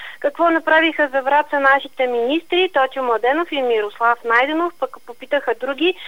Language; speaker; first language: Bulgarian; native; Bulgarian